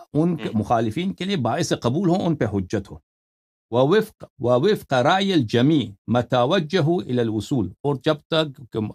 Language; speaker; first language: Urdu; non-native, fluent; Persian